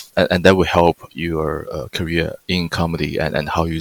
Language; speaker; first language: English; non-native, fluent; Chinese